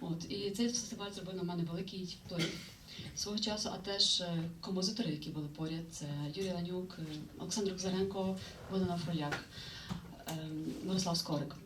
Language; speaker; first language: Ukrainian; native; Ukrainian